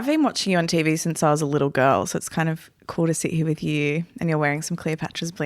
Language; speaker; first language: English; native; English